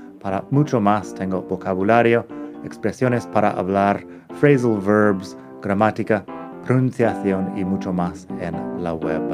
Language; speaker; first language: Spanish; non-native, fluent; English